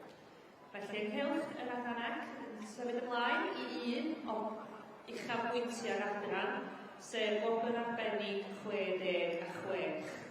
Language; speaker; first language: Welsh; native; Welsh